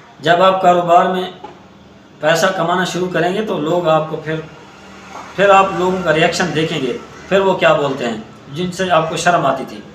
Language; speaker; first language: Urdu; non-native, local second language; Saraiki